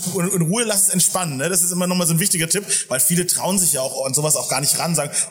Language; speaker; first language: German; native; German